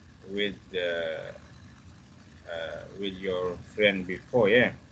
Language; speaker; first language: English; non-native, fluent; Buginese